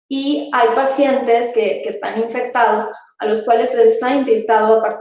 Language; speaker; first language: Spanish; native; Spanish